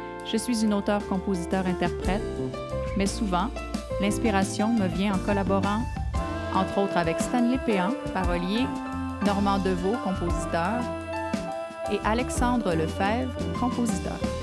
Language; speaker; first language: French; native; French